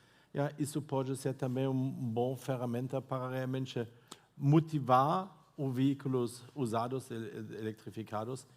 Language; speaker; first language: Portuguese; non-native, fluent; German